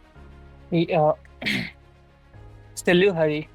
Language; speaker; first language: French; non-native, learner; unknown